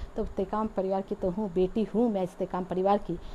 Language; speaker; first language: Hindi; native; Hindi